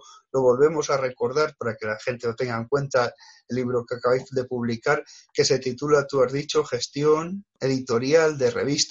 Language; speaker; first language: Spanish; native; Spanish